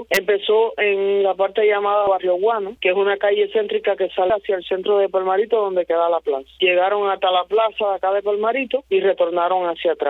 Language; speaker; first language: Spanish; native; Spanish